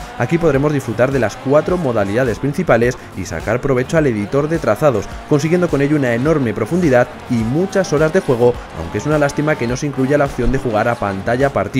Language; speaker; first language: Spanish; native; Spanish